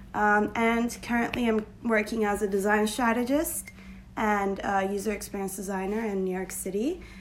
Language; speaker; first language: English; non-native, fluent; Turkish